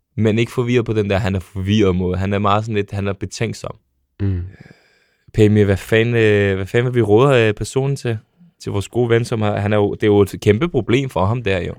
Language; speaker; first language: Danish; early bilingual, other home language; Serbian